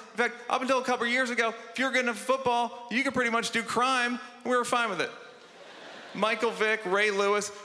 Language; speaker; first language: English; native; English